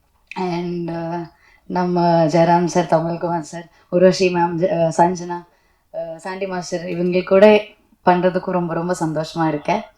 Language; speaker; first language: Tamil; non-native, learner; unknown